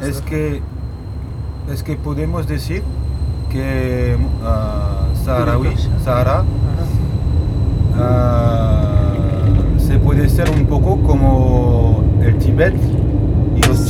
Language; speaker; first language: Spanish; non-native, learner; French